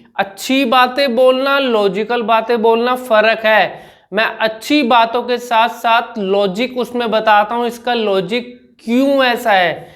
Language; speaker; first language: Hindi; native; Hindi